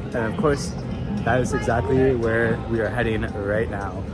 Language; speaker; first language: English; native; English